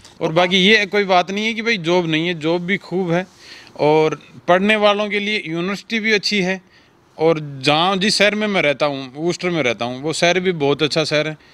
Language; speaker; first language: Hindi; non-native, local second language; Punjabi